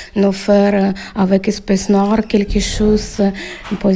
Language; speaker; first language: French; non-native, learner; Ukrainian